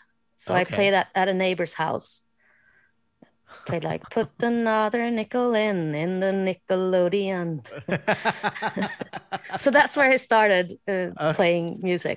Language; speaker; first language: English; non-native, fluent; Swedish